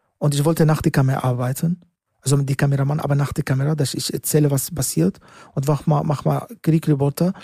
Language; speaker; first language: German; non-native, learner; Arabic